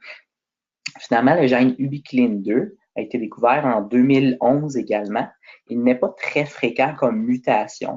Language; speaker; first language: French; native; French